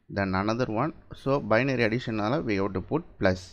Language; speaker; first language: English; non-native, local second language; Tamil